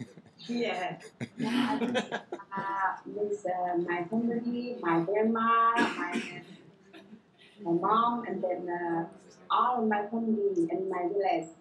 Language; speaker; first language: English; non-native, learner; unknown